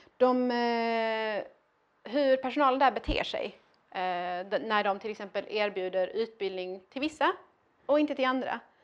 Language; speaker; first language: Swedish; early bilingual, other home language; Arabic